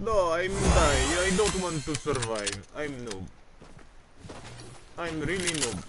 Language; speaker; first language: English; non-native, learner; French